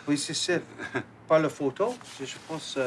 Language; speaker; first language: French; non-native, learner; English